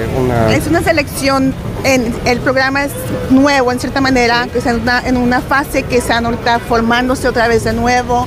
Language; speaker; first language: Spanish; early bilingual, heritage; Spanish